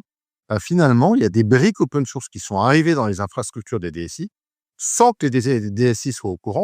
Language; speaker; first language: French; native; French